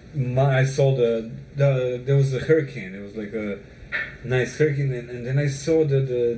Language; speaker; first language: English; non-native, fluent; Serbian